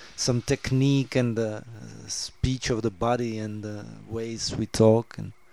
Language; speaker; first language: English; non-native, fluent; Czech